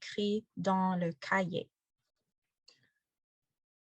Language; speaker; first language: French; non-native, fluent; English